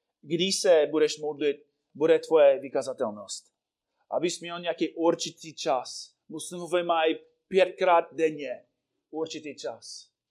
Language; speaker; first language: Czech; non-native, fluent; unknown